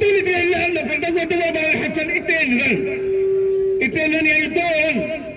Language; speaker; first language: Arabic; non-native, learner; Hindi